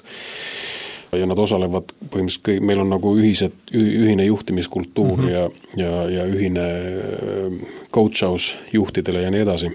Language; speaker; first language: Estonian; native; Estonian